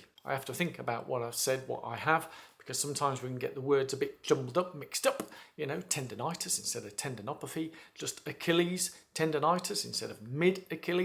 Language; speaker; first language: English; native; English